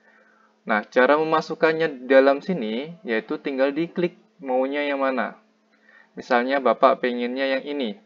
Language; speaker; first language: Indonesian; native; Indonesian